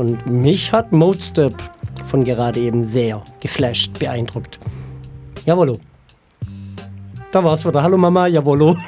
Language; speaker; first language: German; native; German